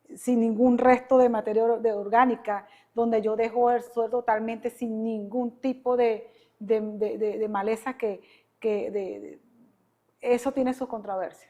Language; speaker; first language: Spanish; native; Spanish